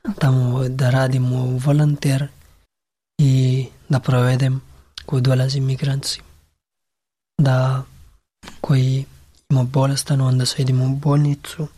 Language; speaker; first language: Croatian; non-native, learner; Pashto